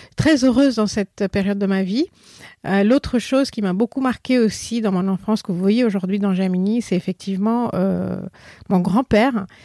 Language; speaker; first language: French; non-native, fluent; Assamese